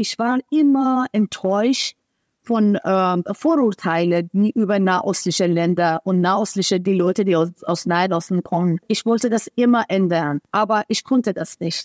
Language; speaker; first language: German; non-native, fluent; Persian